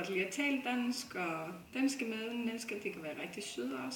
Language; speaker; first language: Danish; non-native, fluent; Icelandic